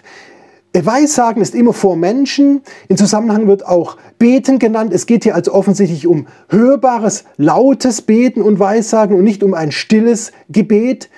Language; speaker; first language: German; native; German